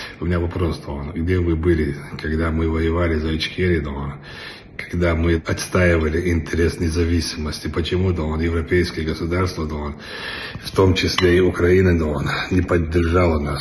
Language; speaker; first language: Russian; non-native, local second language; Chechen